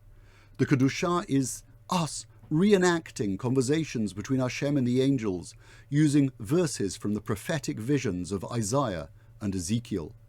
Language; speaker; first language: English; native; English